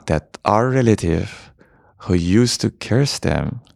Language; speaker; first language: English; non-native, fluent; Persian